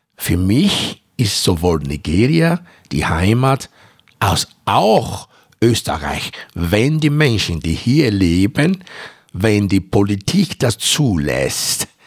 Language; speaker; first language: German; non-native, fluent; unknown